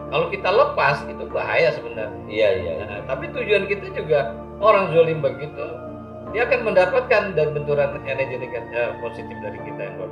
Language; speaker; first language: Indonesian; native; Indonesian